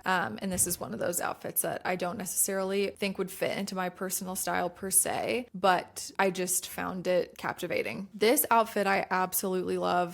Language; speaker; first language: English; native; English